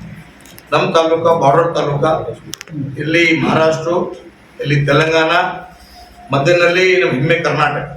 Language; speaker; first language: Kannada; non-native, local second language; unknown